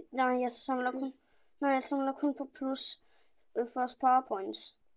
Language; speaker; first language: Danish; early bilingual, other home language; Polish